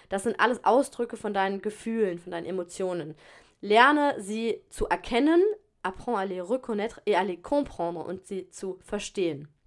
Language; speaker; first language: German; native; German